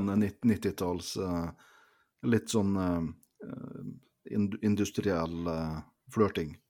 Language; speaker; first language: Norwegian; native; Norwegian